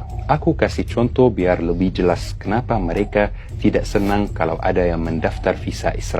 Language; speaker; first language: Indonesian; non-native, fluent; Arabic